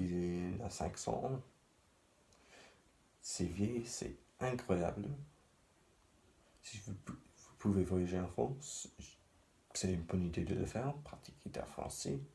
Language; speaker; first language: French; non-native, learner; English